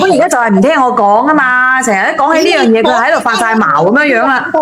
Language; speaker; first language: Cantonese; native; Cantonese